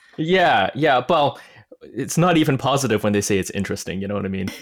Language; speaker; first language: English; non-native, local second language; Cantonese